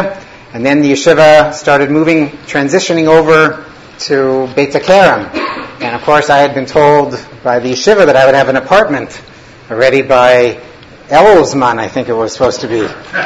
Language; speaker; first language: English; native; English